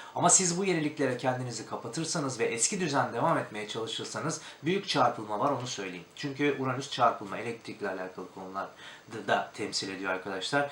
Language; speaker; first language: Turkish; native; Turkish